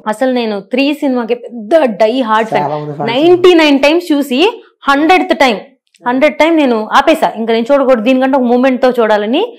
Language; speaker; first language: Telugu; native; Telugu